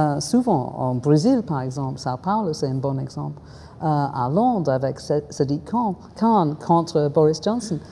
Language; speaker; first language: French; non-native, fluent; English